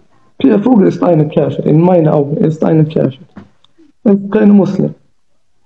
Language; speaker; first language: German; non-native, learner; Kurdish